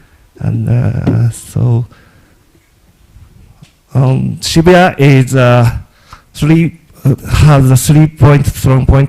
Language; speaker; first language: English; non-native, learner; Japanese